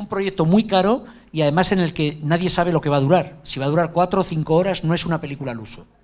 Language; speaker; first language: Spanish; native; Spanish